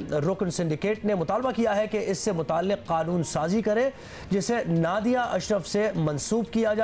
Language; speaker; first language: Urdu; native; Urdu